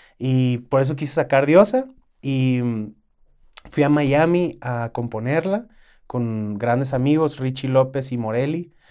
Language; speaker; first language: Spanish; native; Spanish